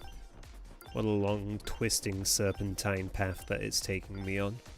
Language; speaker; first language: English; native; English